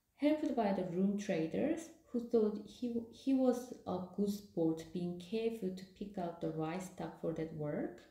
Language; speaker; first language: English; non-native, fluent; Korean